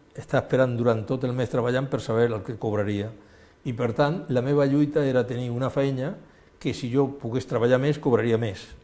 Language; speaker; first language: Catalan; non-native, local second language; Spanish